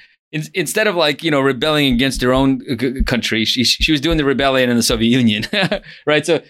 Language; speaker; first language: English; early bilingual, other home language; Russian